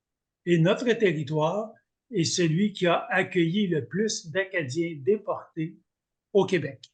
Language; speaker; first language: French; native; French